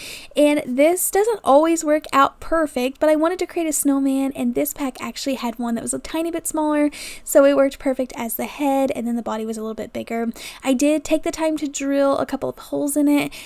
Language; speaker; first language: English; native; English